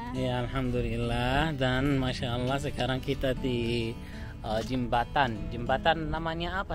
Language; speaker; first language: Indonesian; non-native, learner; Arabic